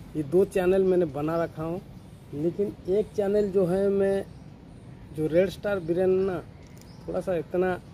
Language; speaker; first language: Hindi; non-native, local second language; Odia